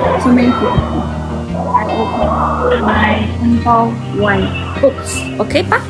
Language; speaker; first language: English; non-native, learner; Thai